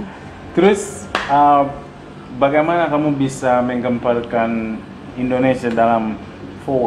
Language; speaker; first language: Indonesian; non-native, fluent; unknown